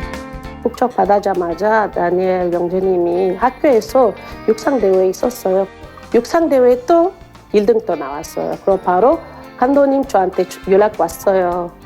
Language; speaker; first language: Korean; non-native, learner; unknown